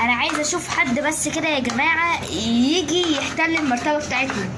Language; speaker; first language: Arabic; native; Arabic